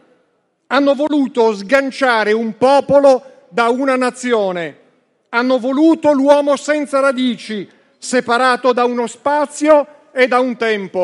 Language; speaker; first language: Italian; native; Italian